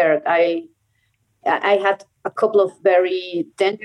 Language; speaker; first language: English; non-native, fluent; Spanish